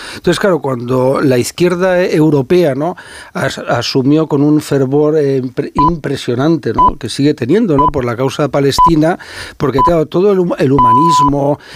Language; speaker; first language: Spanish; native; Spanish